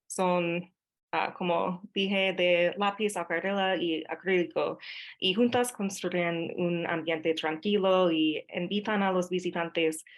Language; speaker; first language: Spanish; non-native, fluent; English